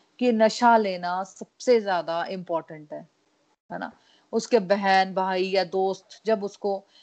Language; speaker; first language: Hindi; non-native, local second language; Punjabi